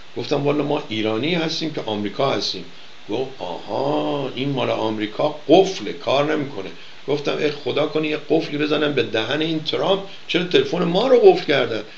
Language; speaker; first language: Persian; native; Persian